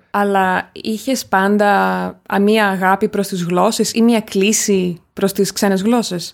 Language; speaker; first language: Greek; native; Greek